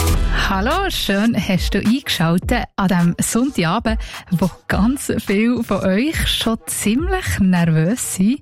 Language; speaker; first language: German; native; German